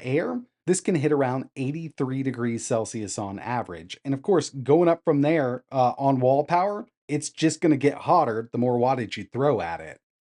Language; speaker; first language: English; native; English